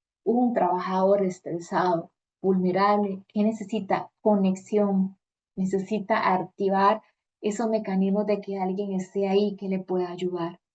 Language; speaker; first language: Spanish; native; Spanish